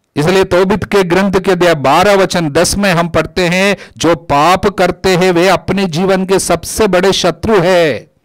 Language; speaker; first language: Hindi; non-native, local second language; Malayalam